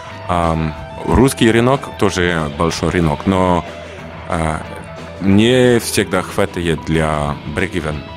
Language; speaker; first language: Russian; non-native, learner; French